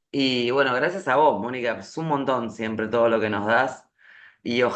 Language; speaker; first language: Spanish; native; Spanish